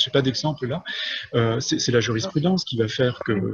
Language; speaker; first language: French; native; French